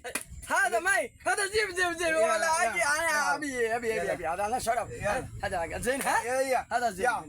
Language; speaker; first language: Arabic; non-native, learner; Bangla